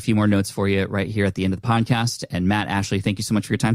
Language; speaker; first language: English; native; English